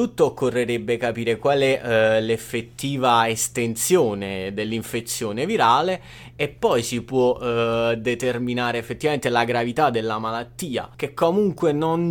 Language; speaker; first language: Italian; native; Italian